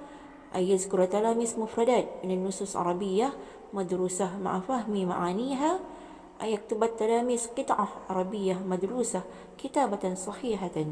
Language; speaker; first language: Arabic; non-native, fluent; Malay